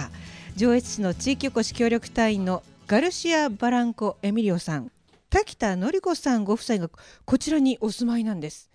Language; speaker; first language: Japanese; native; Japanese